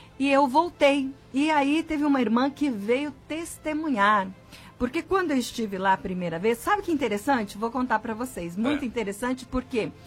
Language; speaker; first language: Portuguese; native; Portuguese